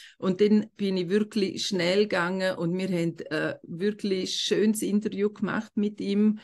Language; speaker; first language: German; non-native, local second language; Romansh